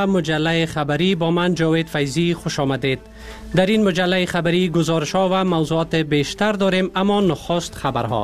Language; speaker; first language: Persian; native; Persian